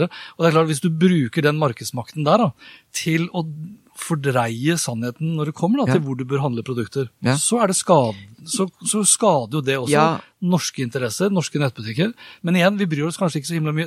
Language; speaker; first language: Norwegian; native; Norwegian